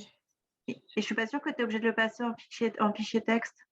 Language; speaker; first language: French; native; French